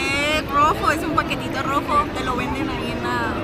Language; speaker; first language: Spanish; native; Spanish